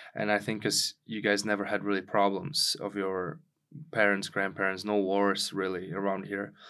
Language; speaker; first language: English; non-native, fluent; Czech